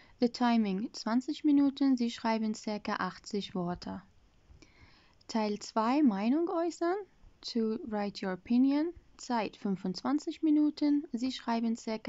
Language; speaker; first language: German; non-native, fluent; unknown